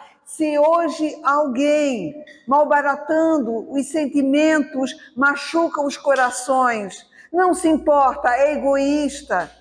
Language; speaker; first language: Portuguese; native; Portuguese